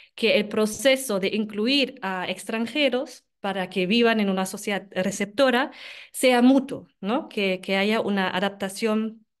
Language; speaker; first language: Spanish; non-native, fluent; German